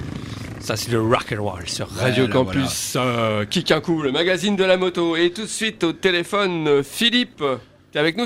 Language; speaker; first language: French; native; French